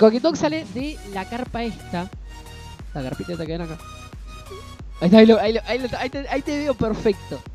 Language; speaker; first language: Spanish; native; Spanish